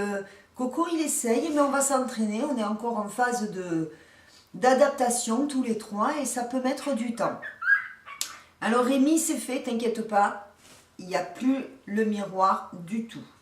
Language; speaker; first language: French; native; French